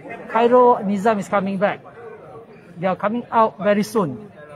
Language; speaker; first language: English; non-native, local second language; Chinese